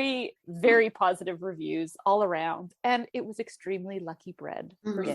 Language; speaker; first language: English; native; English